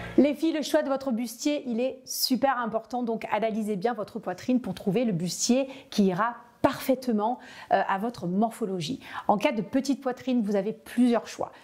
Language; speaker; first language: French; native; French